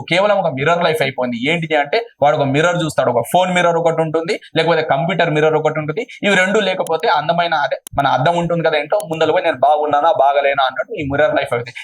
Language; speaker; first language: Telugu; non-native, local second language; Urdu